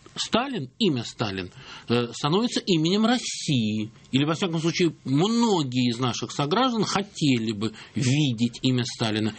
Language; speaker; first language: Russian; native; Russian